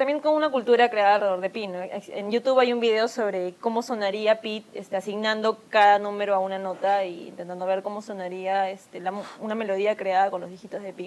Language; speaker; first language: Spanish; native; Spanish